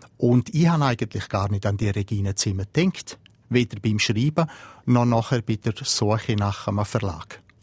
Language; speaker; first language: German; native; German